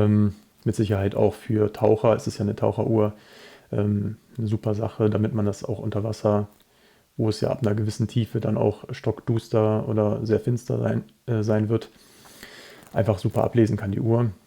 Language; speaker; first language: German; native; German